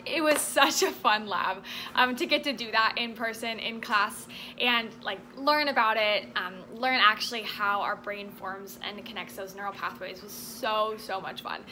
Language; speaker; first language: English; native; English